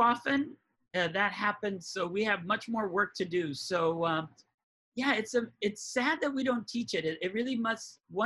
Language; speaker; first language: English; native; English